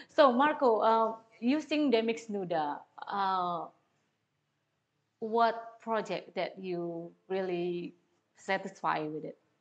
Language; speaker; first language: English; non-native, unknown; Indonesian